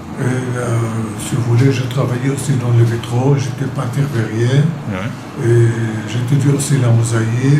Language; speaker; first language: French; non-native, local second language; Arabic